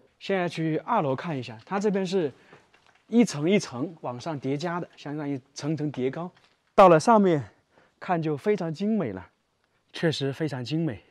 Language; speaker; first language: Chinese; native; Chinese